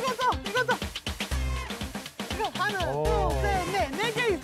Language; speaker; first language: Korean; non-native, learner; English